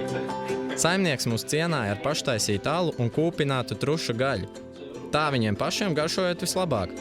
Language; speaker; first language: Latvian; native; Latvian